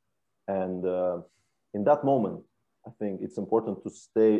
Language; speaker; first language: English; native; English